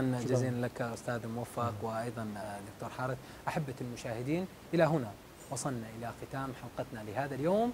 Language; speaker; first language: Arabic; native; Arabic